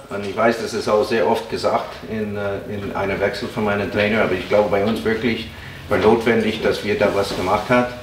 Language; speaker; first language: German; non-native, fluent; English